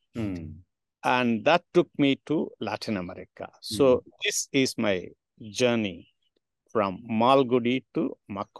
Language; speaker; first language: English; non-native, local second language; Tamil